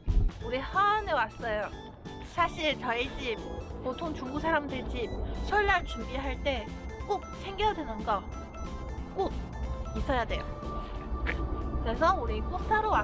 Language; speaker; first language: Korean; early bilingual, heritage; Korean